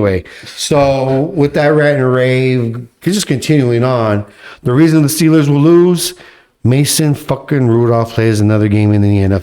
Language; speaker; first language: English; native; English